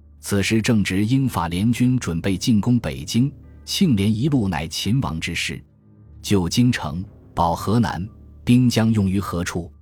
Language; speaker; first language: Chinese; native; Chinese